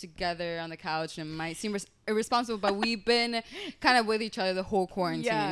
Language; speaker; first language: English; early bilingual, other home language; Spanish